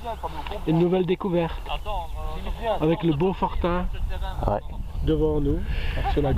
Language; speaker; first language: French; native; French